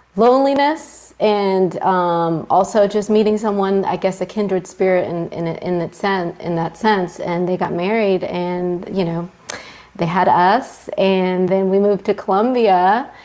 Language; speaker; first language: English; early bilingual, other home language; Spanish